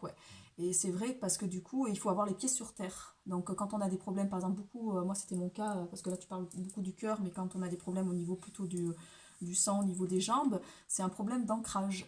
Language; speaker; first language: French; native; French